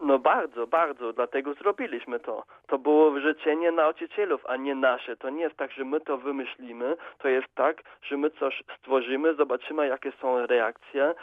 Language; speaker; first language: Polish; non-native, fluent; German